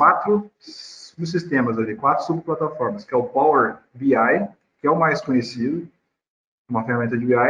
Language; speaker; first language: Portuguese; native; Portuguese